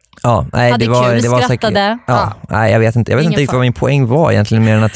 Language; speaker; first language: Swedish; native; Swedish